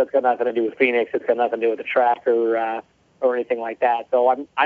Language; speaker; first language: English; native; English